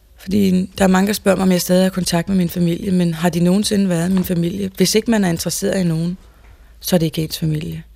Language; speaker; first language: Danish; native; Danish